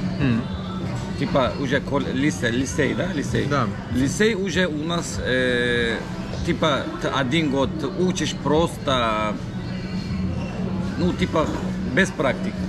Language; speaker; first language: Russian; non-native, learner; Turkish